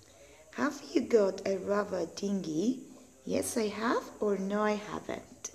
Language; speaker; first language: English; non-native, learner; Spanish